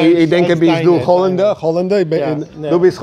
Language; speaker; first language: German; non-native, learner; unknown